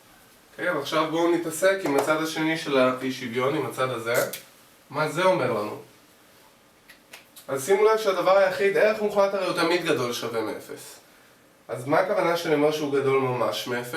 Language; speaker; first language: Hebrew; native; Hebrew